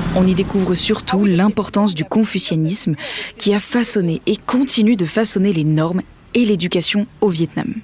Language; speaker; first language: French; native; French